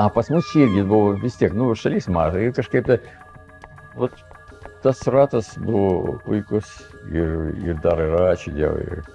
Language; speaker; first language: Lithuanian; non-native, fluent; Russian